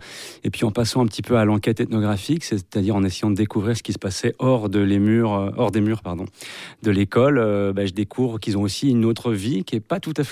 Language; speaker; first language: French; native; French